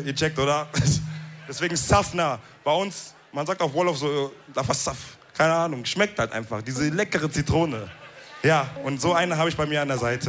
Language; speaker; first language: German; early bilingual, other home language; Wolof